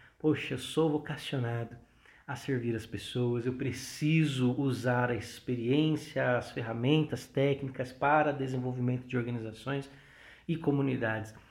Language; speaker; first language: Portuguese; native; Portuguese